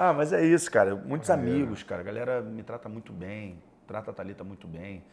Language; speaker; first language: Portuguese; native; Portuguese